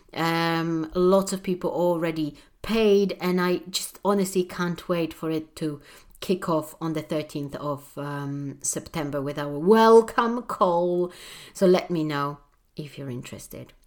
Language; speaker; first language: English; non-native, fluent; Polish